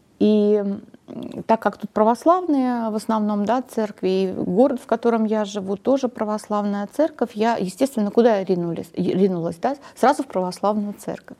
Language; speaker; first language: Russian; non-native, local second language; Armenian